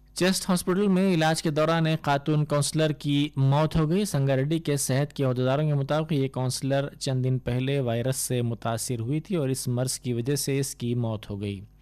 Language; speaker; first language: Urdu; native; Urdu